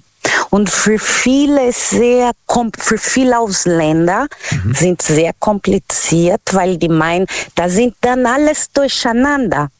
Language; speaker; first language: German; non-native, learner; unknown